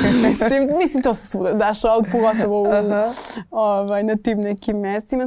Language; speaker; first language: Croatian; non-native, fluent; English